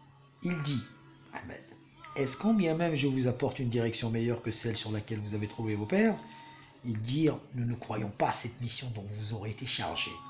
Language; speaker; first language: French; native; French